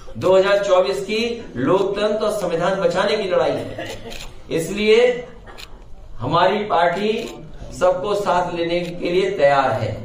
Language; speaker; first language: Hindi; native; Hindi